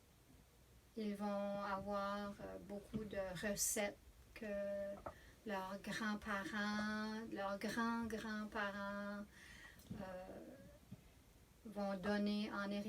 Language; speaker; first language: French; native; French